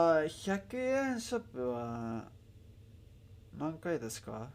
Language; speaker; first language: Japanese; non-native, learner; Spanish